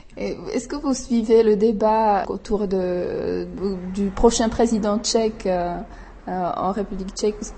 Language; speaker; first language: French; non-native, fluent; Czech